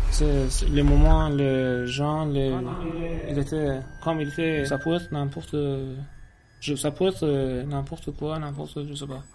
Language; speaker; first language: French; non-native, learner; Persian